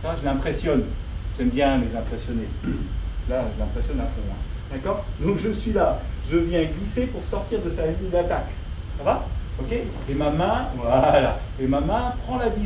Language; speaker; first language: French; native; French